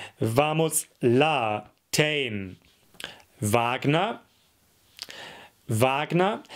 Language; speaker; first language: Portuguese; non-native, fluent; German